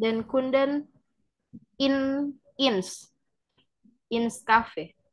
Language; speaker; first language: German; non-native, learner; Indonesian